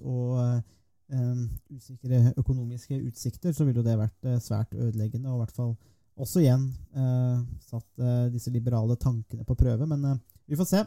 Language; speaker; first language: Norwegian; native; Norwegian